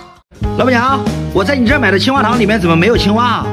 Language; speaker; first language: Chinese; native; Chinese